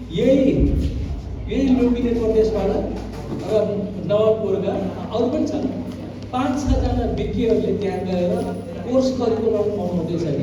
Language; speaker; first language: Nepali; non-native, local second language; Gurung